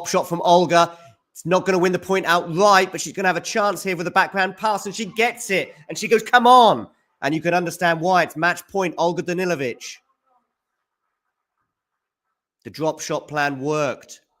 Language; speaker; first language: English; native; English